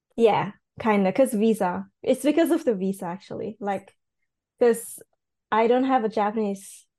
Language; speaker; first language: English; non-native, fluent; Cantonese